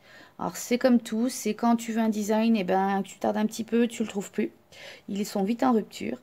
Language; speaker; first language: French; native; French